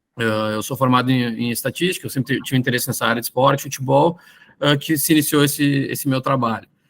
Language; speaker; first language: Portuguese; native; Portuguese